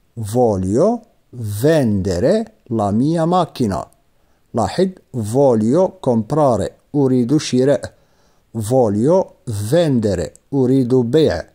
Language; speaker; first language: Italian; non-native, fluent; Arabic